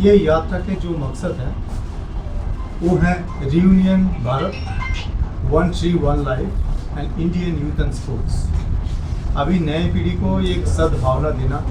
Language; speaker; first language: Hindi; non-native, local second language; Bangla